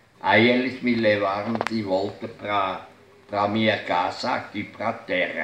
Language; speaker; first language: Portuguese; non-native, fluent; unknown